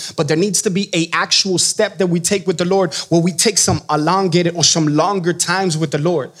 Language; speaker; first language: English; native; English